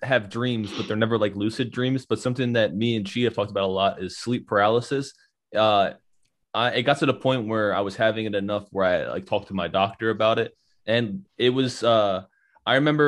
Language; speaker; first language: English; native; English